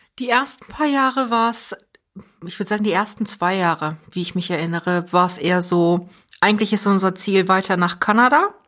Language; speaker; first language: German; early bilingual, other home language; Persian